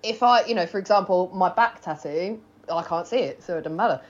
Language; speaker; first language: English; native; English